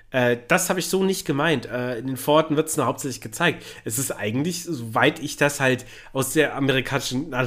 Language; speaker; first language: German; native; German